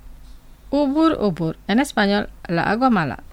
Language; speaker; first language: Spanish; non-native, fluent; Indonesian